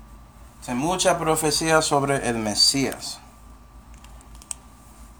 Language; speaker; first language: Spanish; non-native, fluent; English